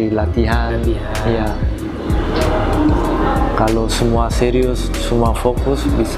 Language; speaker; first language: Indonesian; non-native, learner; Korean